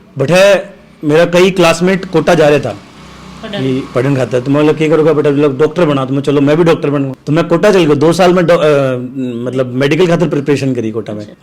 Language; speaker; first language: Hindi; native; Hindi